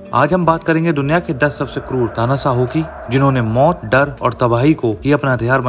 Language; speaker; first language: Hindi; native; Hindi